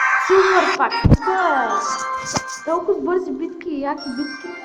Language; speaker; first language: Bulgarian; native; Bulgarian